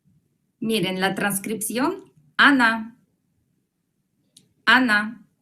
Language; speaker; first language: Spanish; non-native, fluent; Russian